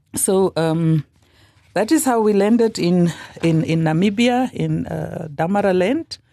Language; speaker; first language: English; non-native, local second language; Afrikaans